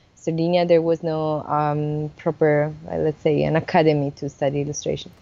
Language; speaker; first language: English; non-native, fluent; Italian